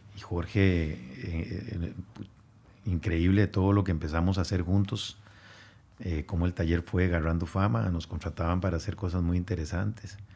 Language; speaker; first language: Spanish; native; Spanish